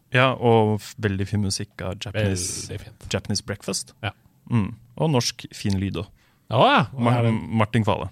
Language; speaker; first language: Norwegian; native; Norwegian